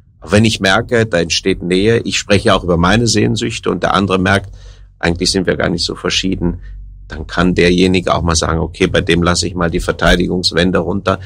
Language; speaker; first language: German; native; German